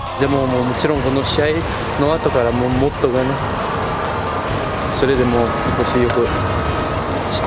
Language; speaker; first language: Japanese; non-native, learner; Portuguese